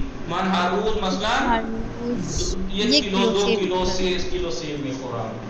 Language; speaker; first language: Persian; non-native, fluent; Urdu